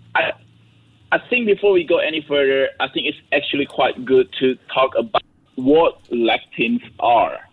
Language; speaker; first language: English; non-native, fluent; Indonesian